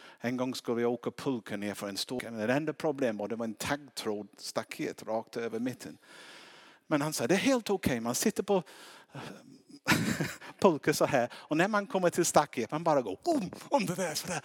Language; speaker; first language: Swedish; non-native, fluent; English